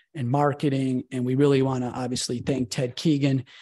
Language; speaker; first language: English; native; English